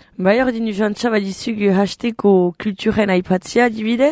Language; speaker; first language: Basque; native; Basque